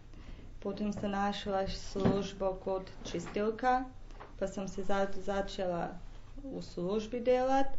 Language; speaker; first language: Slovenian; non-native, local second language; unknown